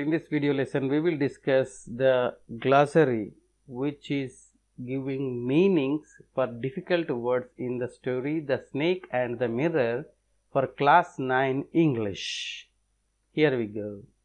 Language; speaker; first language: English; non-native, local second language; Telugu